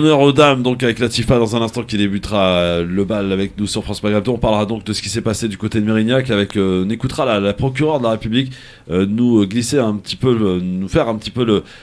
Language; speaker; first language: French; native; French